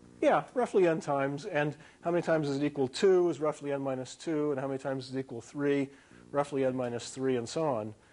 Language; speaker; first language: English; native; English